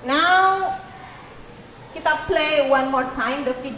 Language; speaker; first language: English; non-native, fluent; Indonesian